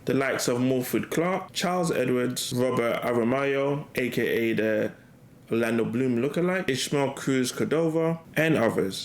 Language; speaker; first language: English; native; English